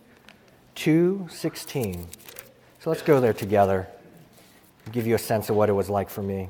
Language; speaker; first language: English; native; English